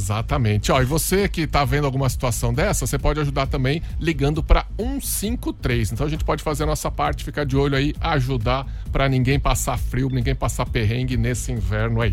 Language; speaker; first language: Portuguese; native; Portuguese